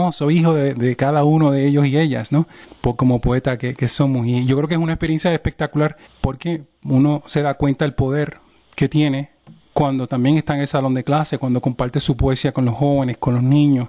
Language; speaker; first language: Spanish; native; Spanish